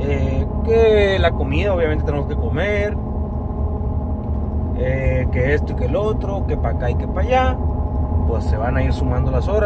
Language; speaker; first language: Spanish; native; Spanish